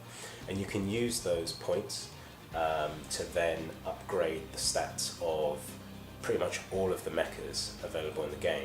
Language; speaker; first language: English; native; English